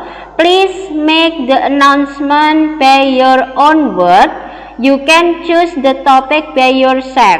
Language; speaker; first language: English; non-native, learner; Indonesian